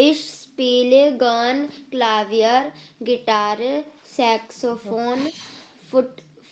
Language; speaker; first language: German; non-native, learner; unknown